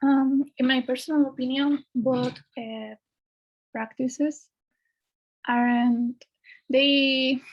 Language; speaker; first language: English; non-native, fluent; Spanish